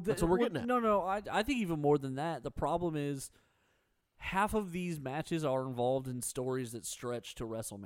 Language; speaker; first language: English; native; English